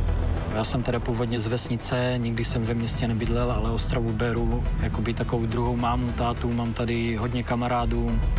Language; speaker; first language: Czech; native; Czech